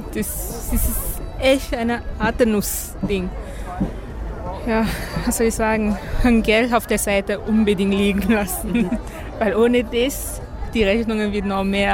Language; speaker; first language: German; non-native, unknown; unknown